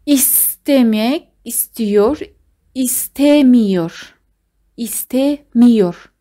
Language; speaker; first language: Turkish; non-native, fluent; Kazakh